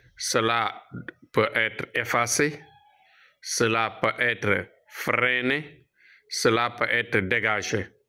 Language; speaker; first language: French; non-native, local second language; Fula